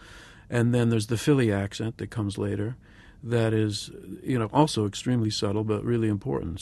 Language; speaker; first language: English; native; English